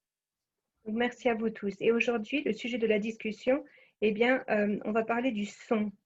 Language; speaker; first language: French; native; French